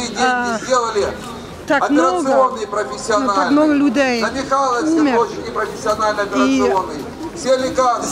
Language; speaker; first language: Russian; non-native, learner; German